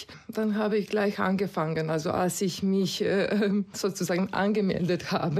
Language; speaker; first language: German; non-native, fluent; Croatian